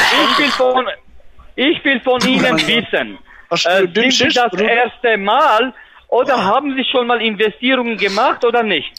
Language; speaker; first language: German; non-native, fluent; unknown